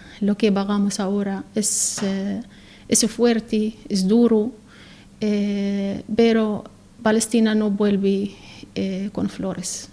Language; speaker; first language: Spanish; non-native, learner; Arabic